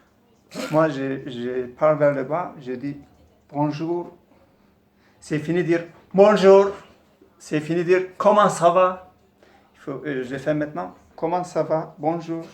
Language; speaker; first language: French; non-native, fluent; Turkish